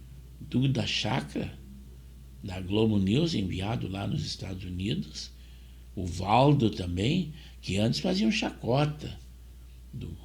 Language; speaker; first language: Portuguese; native; Portuguese